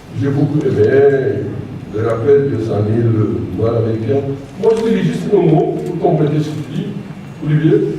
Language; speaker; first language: French; non-native, local second language; Wolof